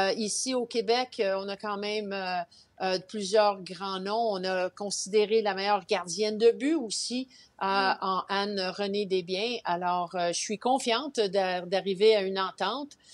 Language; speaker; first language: French; native; French